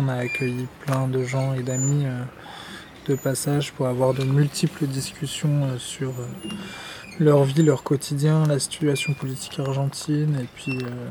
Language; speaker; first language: French; native; French